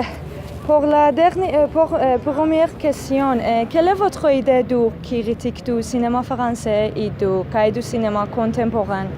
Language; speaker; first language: French; non-native, learner; Persian